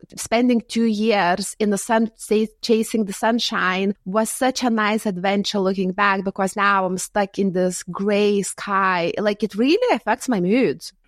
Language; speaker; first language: English; non-native, fluent; Lithuanian